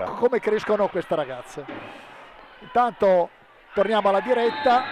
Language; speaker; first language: Italian; native; Italian